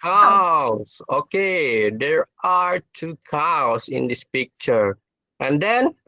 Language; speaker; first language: English; non-native, fluent; Indonesian